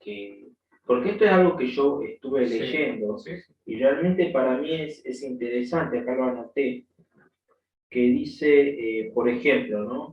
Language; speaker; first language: Spanish; native; Spanish